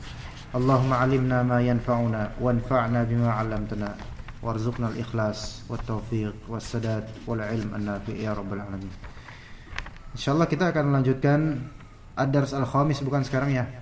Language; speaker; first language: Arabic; non-native, fluent; Indonesian